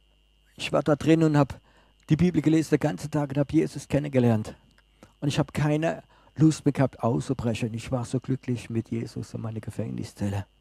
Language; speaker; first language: German; non-native, fluent; French